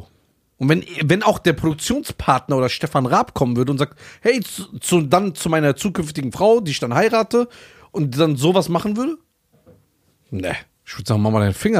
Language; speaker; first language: German; early bilingual, other home language; Persian